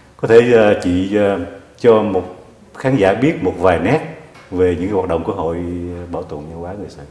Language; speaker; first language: Vietnamese; native; Vietnamese